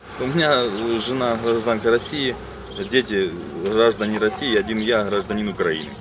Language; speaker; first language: Russian; native; Russian